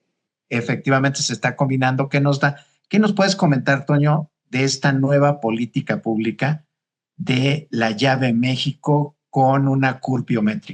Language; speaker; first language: Spanish; native; Spanish